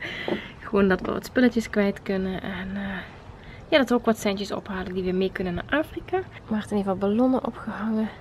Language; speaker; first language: Dutch; native; Dutch